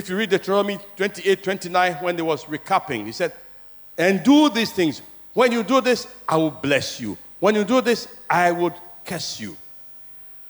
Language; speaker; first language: English; non-native, local second language; Ewe